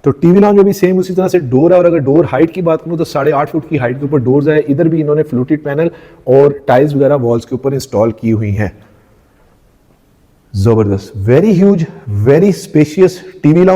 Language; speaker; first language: Urdu; native; Urdu